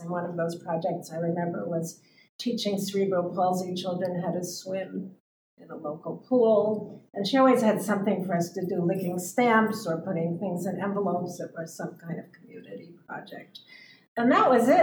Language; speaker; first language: English; native; English